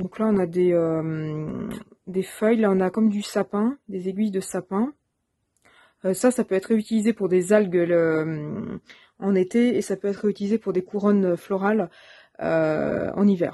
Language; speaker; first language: French; native; French